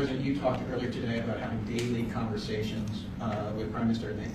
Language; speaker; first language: English; native; English